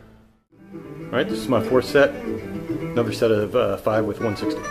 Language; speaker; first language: English; native; English